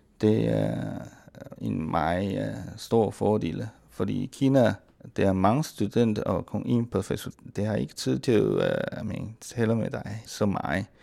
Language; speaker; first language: Danish; non-native, fluent; Chinese